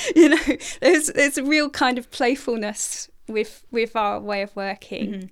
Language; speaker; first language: English; native; English